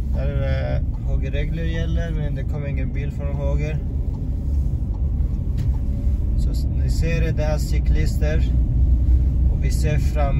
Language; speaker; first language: Swedish; non-native, fluent; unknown